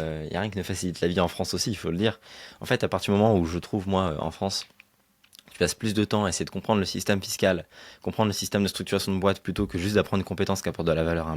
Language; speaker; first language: French; native; French